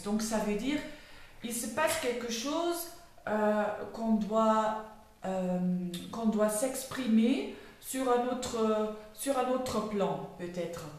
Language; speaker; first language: French; non-native, learner; Dutch